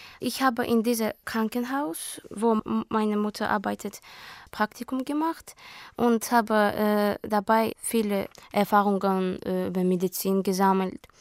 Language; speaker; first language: German; non-native, learner; Azerbaijani